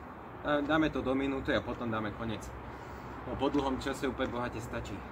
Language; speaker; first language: Slovak; native; Slovak